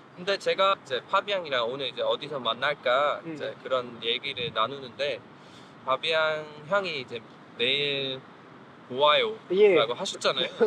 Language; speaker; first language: Korean; non-native, fluent; English